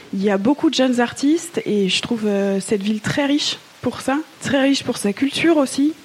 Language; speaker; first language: French; native; French